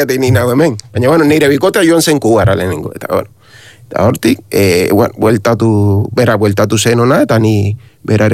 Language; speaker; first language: Basque; non-native, learner; Spanish